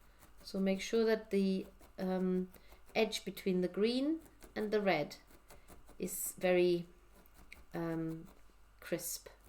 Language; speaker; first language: English; native; English